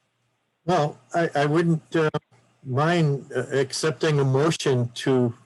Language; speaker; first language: English; native; English